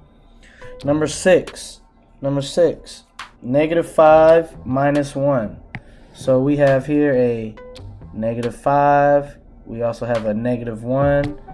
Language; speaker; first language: English; native; English